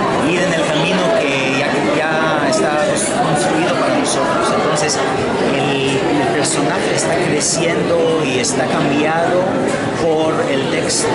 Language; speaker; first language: Spanish; non-native, fluent; Hebrew